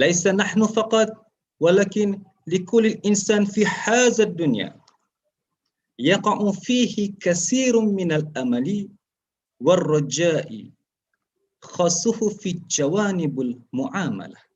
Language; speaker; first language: Arabic; non-native, learner; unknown